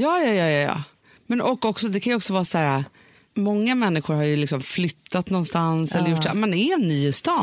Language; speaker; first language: Swedish; native; Swedish